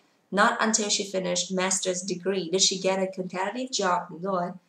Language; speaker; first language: English; non-native, fluent; Vietnamese